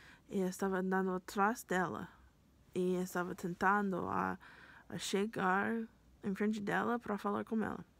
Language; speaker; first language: Portuguese; non-native, learner; English